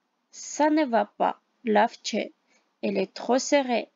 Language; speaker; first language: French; non-native, fluent; Armenian